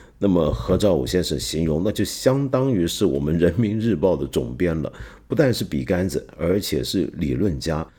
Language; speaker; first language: Chinese; non-native, local second language; Cantonese